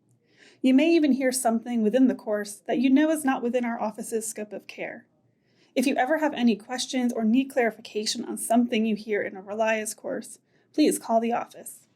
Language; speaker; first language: English; native; English